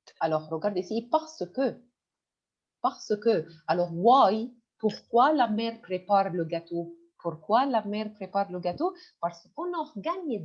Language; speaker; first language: French; non-native, fluent; Arabic